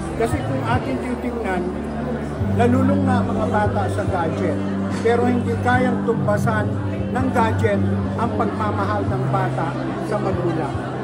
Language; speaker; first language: Filipino; native; Filipino